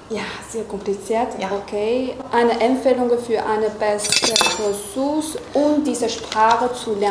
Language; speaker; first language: German; non-native, learner; Chinese